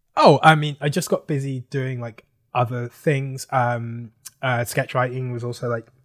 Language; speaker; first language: English; native; English